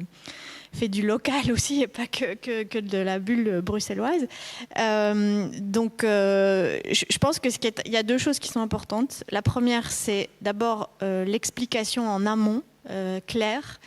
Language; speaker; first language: French; native; French